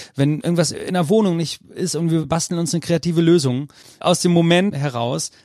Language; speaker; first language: German; native; German